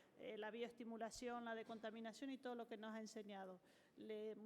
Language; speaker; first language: Spanish; native; Spanish